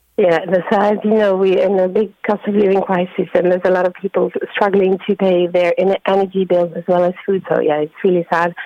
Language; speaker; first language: English; non-native, fluent; French